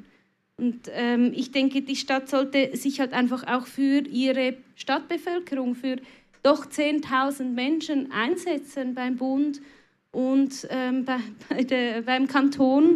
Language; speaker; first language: German; native; German